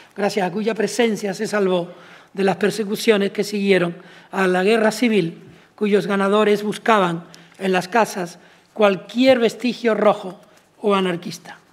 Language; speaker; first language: Spanish; native; Spanish